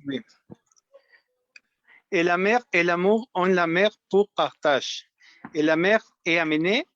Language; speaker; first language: French; non-native, learner; Spanish